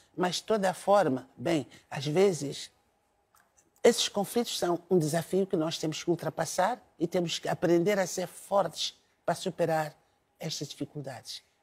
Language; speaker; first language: Portuguese; non-native, local second language; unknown